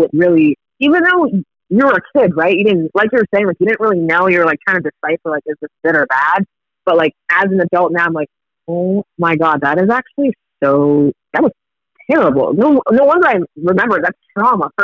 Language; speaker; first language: English; early bilingual, other home language; Swahili